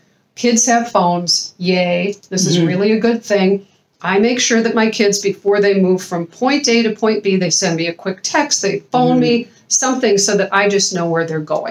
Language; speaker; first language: English; native; English